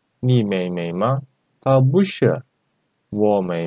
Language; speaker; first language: Chinese; non-native, fluent; Turkish